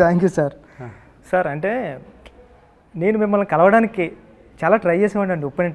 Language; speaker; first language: Telugu; native; Telugu